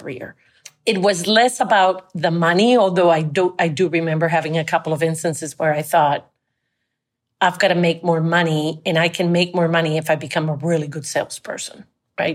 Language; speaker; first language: English; non-native, fluent; Spanish